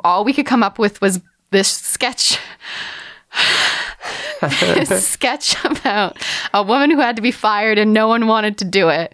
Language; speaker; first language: English; native; English